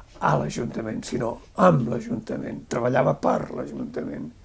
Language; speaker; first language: Catalan; native; Catalan